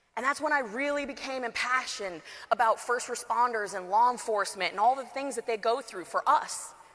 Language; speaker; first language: English; native; English